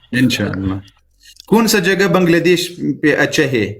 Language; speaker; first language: Hindi; non-native, learner; Pashto